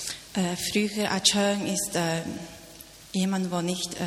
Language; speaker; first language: German; non-native, learner; Cantonese